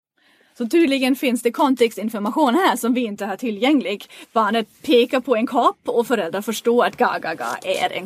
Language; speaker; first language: Swedish; non-native, fluent; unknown